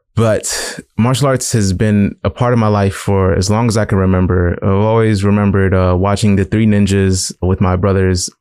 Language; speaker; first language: English; native; English